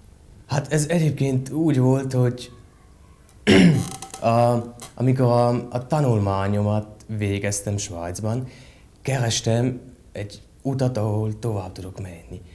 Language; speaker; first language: Hungarian; non-native, fluent; German